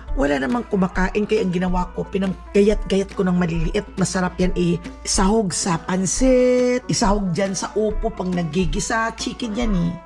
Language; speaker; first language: Filipino; non-native, local second language; Cebuano